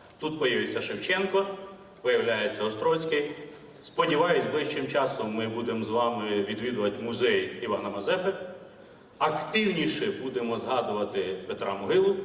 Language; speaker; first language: Ukrainian; native; Ukrainian